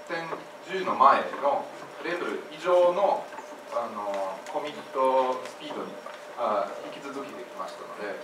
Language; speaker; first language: Japanese; non-native, fluent; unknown